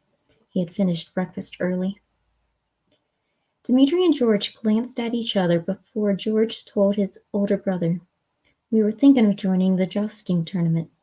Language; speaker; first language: English; native; English